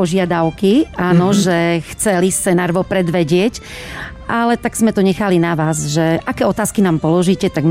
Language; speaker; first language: Slovak; native; Slovak